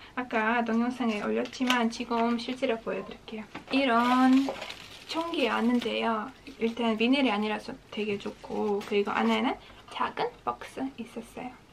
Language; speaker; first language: Korean; non-native, fluent; Latvian